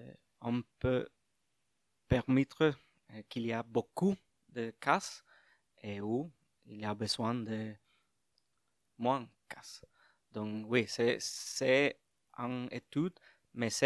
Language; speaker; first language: French; non-native, learner; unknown